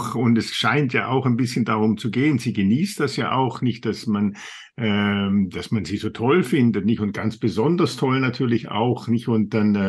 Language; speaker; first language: German; native; German